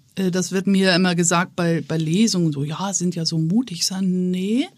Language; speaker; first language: German; native; German